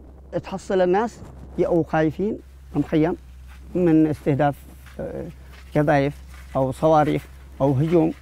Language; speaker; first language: Arabic; native; Arabic